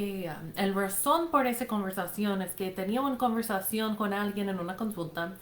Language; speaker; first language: Spanish; non-native, fluent; English